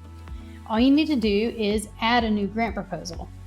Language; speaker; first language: English; native; English